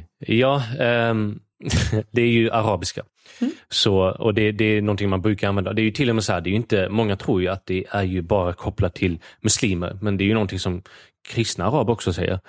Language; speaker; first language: Swedish; native; Swedish